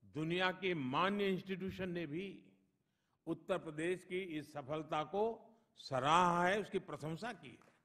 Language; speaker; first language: Hindi; non-native, local second language; Gujarati